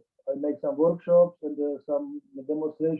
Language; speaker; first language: English; non-native, learner; Czech